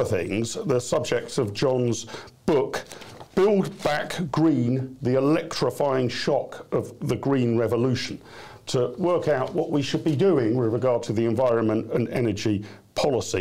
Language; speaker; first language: English; native; English